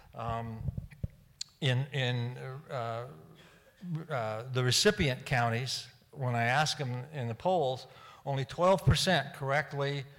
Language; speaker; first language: English; native; English